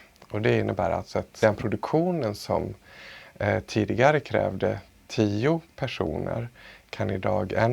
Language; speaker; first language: Swedish; native; Swedish